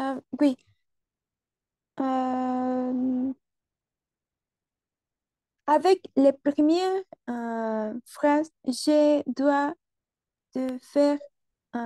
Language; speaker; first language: French; non-native, learner; Spanish